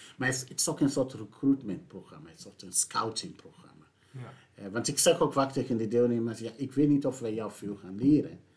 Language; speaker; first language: Dutch; non-native, fluent; English